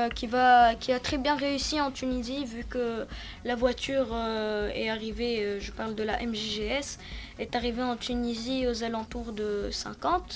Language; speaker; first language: French; non-native, local second language; Arabic